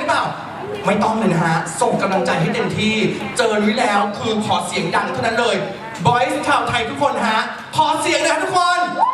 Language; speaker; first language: Thai; native; Thai